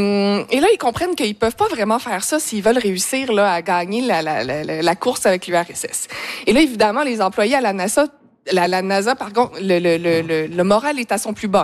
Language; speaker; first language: French; native; French